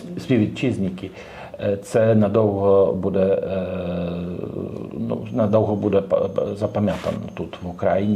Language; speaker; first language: Ukrainian; non-native, learner; Polish